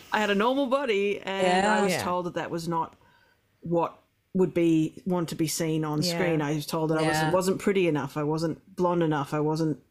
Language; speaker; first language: English; native; English